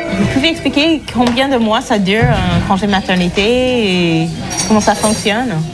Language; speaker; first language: French; non-native, fluent; English